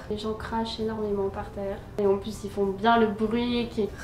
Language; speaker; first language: French; native; French